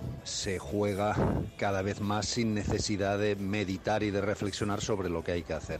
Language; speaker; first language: Spanish; native; Spanish